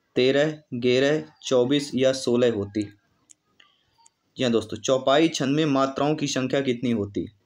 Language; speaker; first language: Hindi; native; Hindi